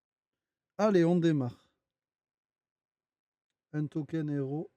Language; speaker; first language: French; native; French